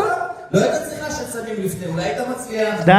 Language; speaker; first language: Hebrew; native; Hebrew